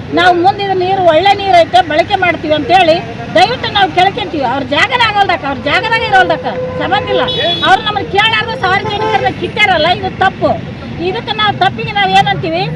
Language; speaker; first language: Kannada; native; Kannada